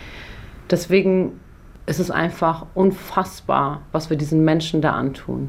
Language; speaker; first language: German; early bilingual, other home language; Persian